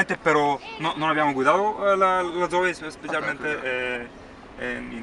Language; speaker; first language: Italian; non-native, learner; Bulgarian